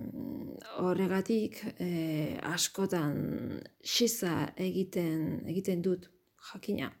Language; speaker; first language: Basque; non-native, learner; Spanish